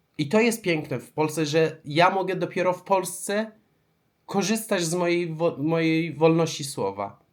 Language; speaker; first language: Polish; non-native, fluent; Persian